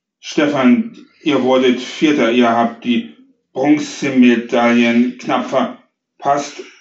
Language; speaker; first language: German; native; German